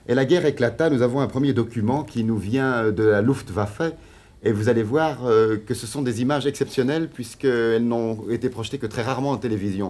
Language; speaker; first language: French; native; French